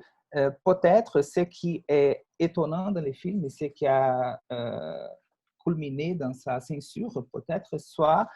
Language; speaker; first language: French; non-native, fluent; Portuguese